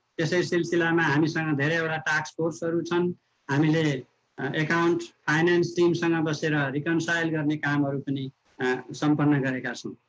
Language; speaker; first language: Nepali; native; Nepali